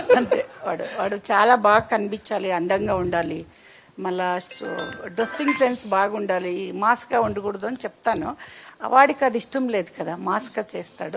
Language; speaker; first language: Telugu; non-native, local second language; Kannada